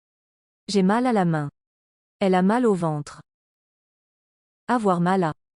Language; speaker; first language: French; non-native, learner; English